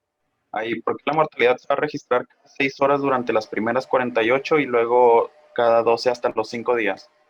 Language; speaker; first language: Spanish; native; Spanish